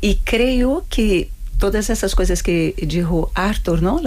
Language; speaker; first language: Spanish; non-native, fluent; Portuguese